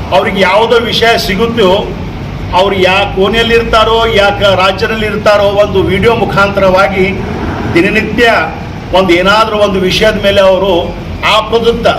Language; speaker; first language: Kannada; non-native, local second language; Urdu